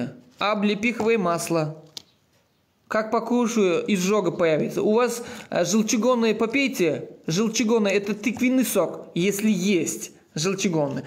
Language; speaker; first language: Russian; non-native, local second language; Uzbek